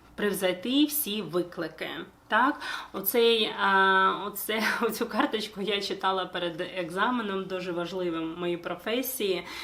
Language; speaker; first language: Ukrainian; non-native, local second language; Russian